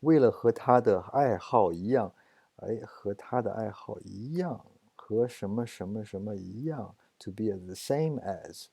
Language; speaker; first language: Chinese; non-native, fluent; English